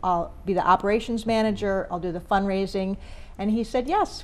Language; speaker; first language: English; native; English